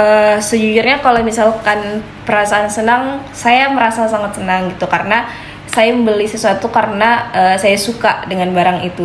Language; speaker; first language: Indonesian; native; Indonesian